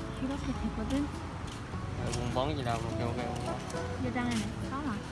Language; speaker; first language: Korean; non-native, local second language; Vietnamese